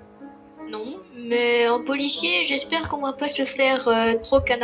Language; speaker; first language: French; native; French